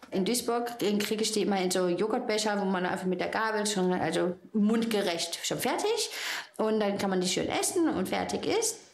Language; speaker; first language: German; native; German